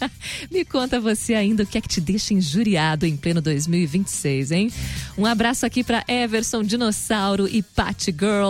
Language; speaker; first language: Portuguese; native; Portuguese